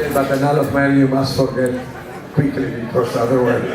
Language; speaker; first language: English; non-native, learner; Italian